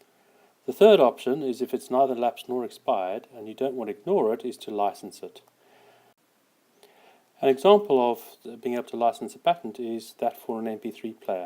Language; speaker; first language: English; native; English